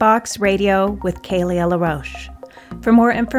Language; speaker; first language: English; native; English